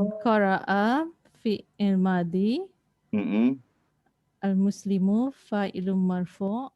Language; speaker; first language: Arabic; non-native, learner; Malay